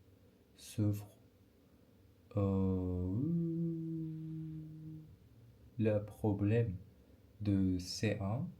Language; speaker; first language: French; non-native, learner; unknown